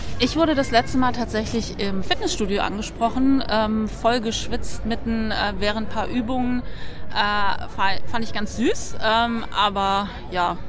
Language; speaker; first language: German; native; German